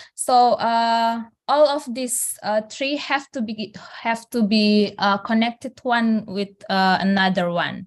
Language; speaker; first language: English; non-native, fluent; Indonesian